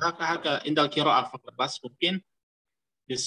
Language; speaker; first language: Arabic; non-native, learner; Indonesian